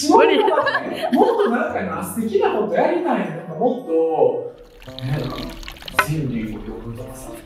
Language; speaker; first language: Japanese; early bilingual, other home language; Russian